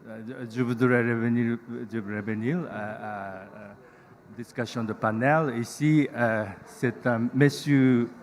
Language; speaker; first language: French; non-native, learner; Japanese